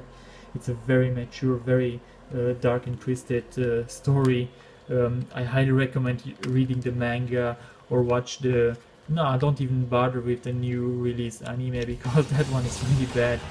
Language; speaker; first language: English; non-native, fluent; German